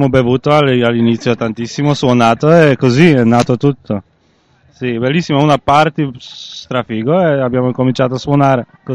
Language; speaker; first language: Italian; non-native, fluent; Polish